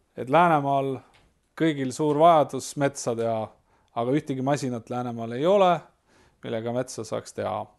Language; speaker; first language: Estonian; native; Estonian